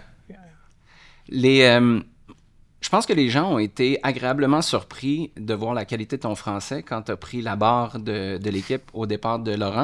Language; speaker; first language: French; native; French